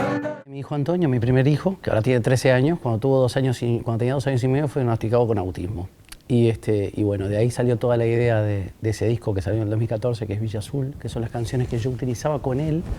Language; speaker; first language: Spanish; native; Spanish